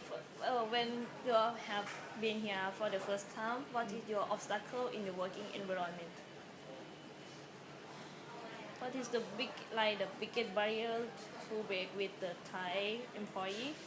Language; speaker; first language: English; non-native, fluent; Thai